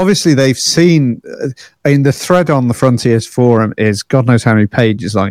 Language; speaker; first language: English; native; English